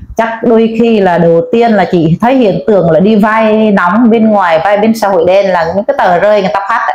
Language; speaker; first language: Vietnamese; non-native, local second language; Eastern Cham